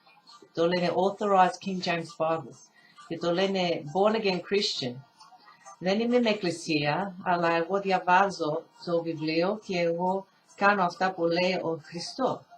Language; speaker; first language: Greek; early bilingual, heritage; Greek